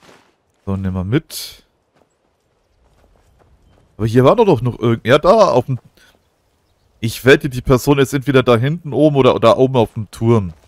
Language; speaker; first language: German; native; German